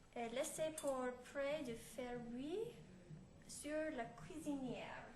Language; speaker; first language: French; non-native, learner; English